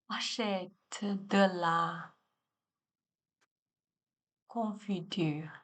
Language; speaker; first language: French; non-native, learner; Chinese